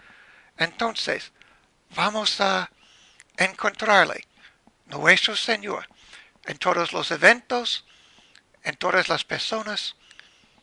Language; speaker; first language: Spanish; non-native, learner; English